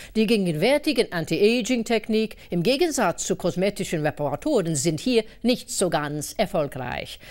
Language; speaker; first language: German; non-native, fluent; English